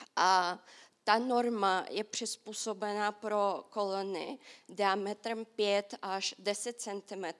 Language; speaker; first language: Czech; non-native, fluent; Russian